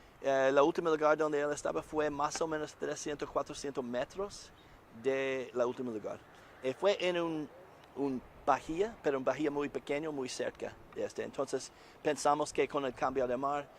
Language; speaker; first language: Spanish; non-native, learner; English